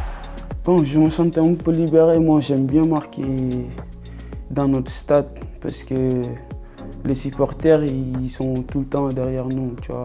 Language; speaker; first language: French; non-native, local second language; Wolof